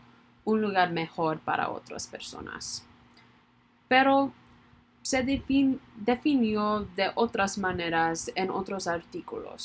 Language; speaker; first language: Spanish; non-native, learner; English